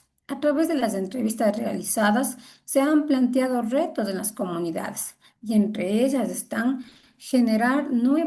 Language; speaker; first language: Spanish; native; Spanish